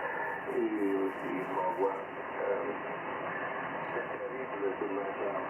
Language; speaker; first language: French; non-native, local second language; German